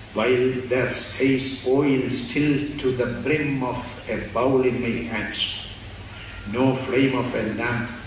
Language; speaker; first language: English; non-native, local second language; Malayalam